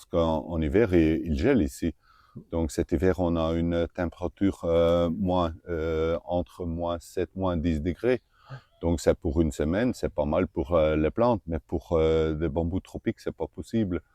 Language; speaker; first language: French; non-native, local second language; Dutch